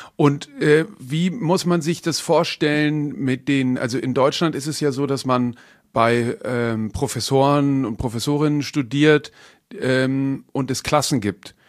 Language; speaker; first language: German; native; German